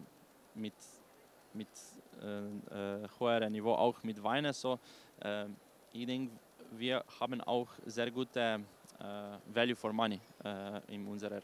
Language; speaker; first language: German; non-native, learner; Slovenian